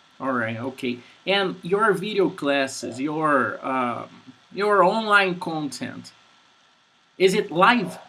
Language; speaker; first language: English; non-native, fluent; Portuguese